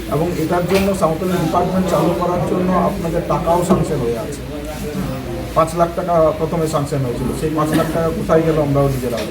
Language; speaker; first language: Bangla; non-native, local second language; Santali